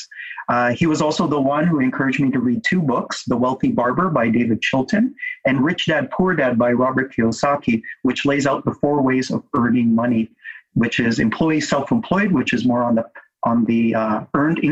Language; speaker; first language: English; native; English